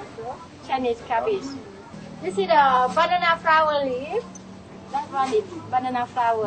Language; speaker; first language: English; non-native, learner; Thai